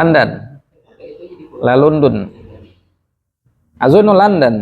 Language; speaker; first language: Arabic; non-native, fluent; Indonesian